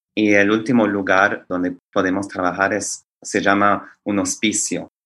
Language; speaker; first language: Spanish; non-native, fluent; English